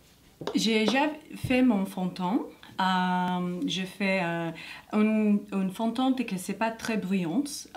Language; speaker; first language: French; non-native, learner; English